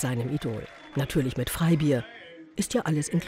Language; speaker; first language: German; native; German